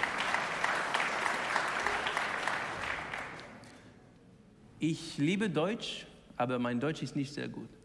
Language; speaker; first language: German; non-native, learner; English